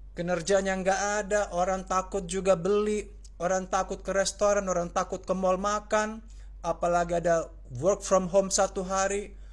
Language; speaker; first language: Indonesian; native; Indonesian